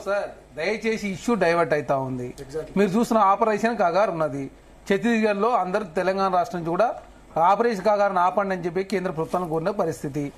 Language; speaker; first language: Telugu; native; Telugu